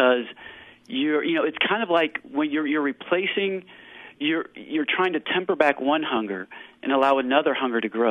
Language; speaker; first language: English; native; English